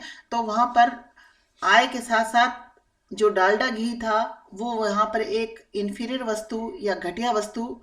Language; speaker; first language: Hindi; native; Hindi